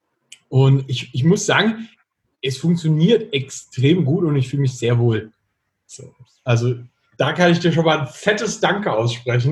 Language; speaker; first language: German; native; German